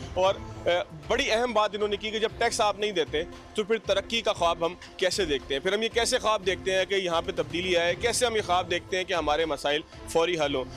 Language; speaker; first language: Urdu; native; Urdu